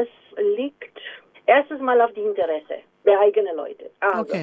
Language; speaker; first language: German; non-native, fluent; Romanian